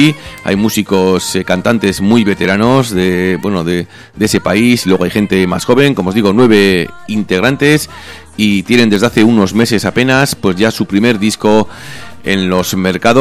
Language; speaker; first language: Spanish; native; Spanish